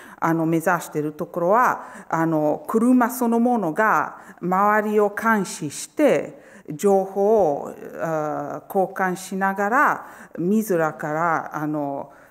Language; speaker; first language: Japanese; non-native, fluent; Italian